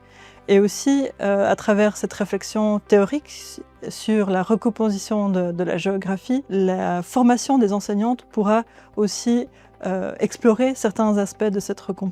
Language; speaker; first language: French; native; French